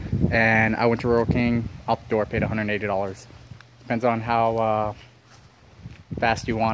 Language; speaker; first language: English; native; English